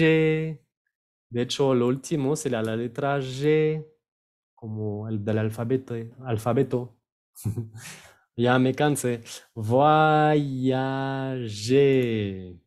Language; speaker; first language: Spanish; non-native, fluent; French